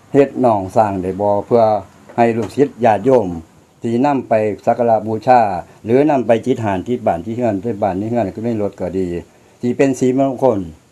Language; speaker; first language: Thai; native; Thai